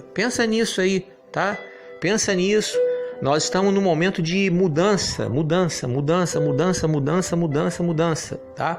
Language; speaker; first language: Portuguese; native; Portuguese